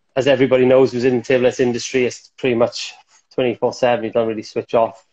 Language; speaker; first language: English; native; English